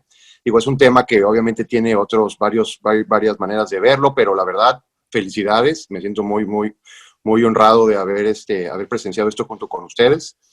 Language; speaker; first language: Spanish; native; Spanish